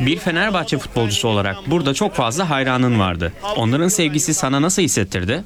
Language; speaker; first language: Turkish; native; Turkish